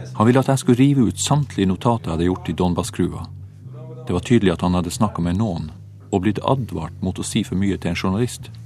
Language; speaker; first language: Norwegian; native; Norwegian